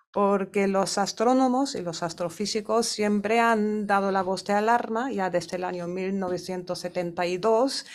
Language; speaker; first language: Spanish; non-native, fluent; German